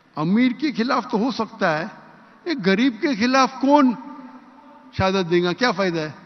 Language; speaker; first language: Urdu; non-native, local second language; Konkani